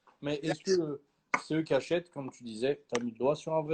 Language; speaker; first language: French; native; French